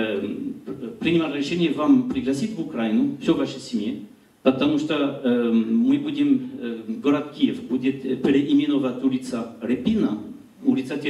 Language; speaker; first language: Russian; non-native, learner; French